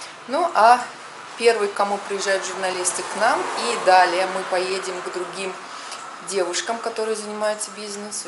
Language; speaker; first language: Russian; native; Russian